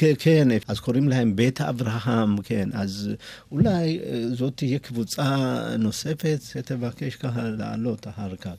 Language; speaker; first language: Hebrew; non-native, fluent; Amharic